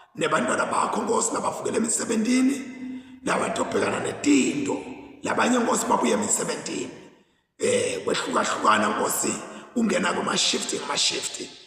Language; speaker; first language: Zulu; non-native, local second language; Swati